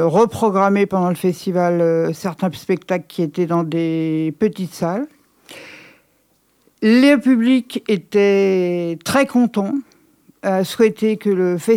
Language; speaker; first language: French; native; French